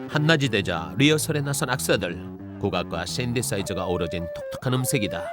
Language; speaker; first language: Korean; native; Korean